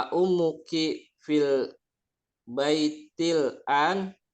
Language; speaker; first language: Arabic; non-native, learner; Indonesian